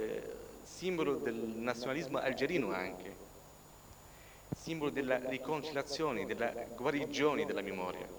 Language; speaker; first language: Italian; non-native, fluent; Arabic